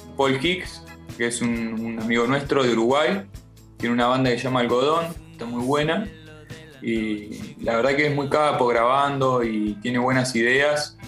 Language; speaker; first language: Spanish; native; Spanish